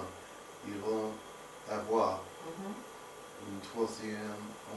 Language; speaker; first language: French; non-native, learner; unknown